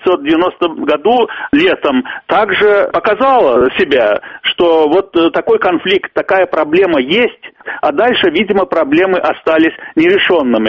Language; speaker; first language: Russian; native; Russian